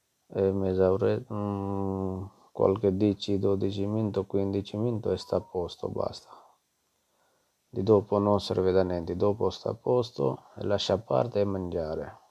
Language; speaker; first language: Italian; non-native, learner; Punjabi